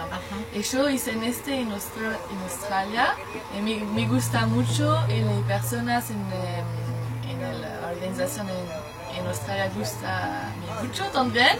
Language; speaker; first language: Spanish; non-native, learner; French